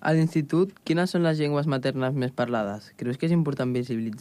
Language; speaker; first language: Catalan; native; Catalan